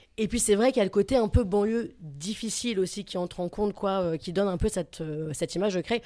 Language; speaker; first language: French; native; French